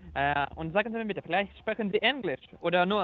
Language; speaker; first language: German; non-native, learner; Croatian